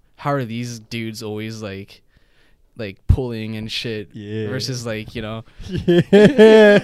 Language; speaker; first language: English; non-native, local second language; Cantonese